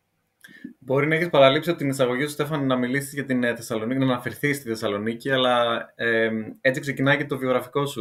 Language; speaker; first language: Greek; native; Greek